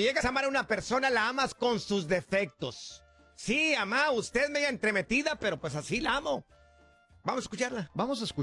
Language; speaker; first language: Spanish; native; Spanish